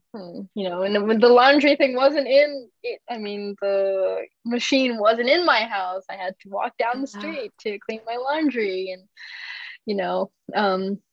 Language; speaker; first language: English; early bilingual, other home language; Japanese